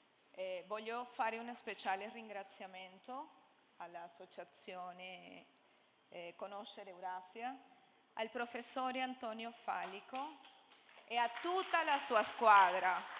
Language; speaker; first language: Italian; non-native, fluent; Turkish